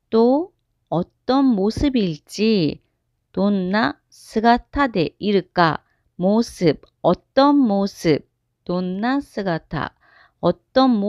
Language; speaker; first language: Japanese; non-native, fluent; Korean